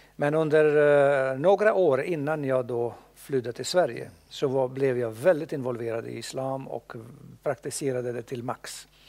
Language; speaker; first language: Swedish; non-native, fluent; Bosnian